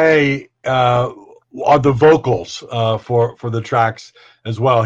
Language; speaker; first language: English; native; English